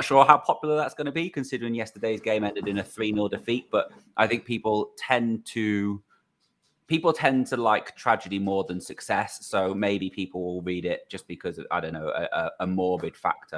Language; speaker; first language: English; native; English